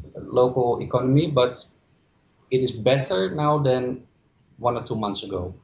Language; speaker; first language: English; non-native, fluent; Dutch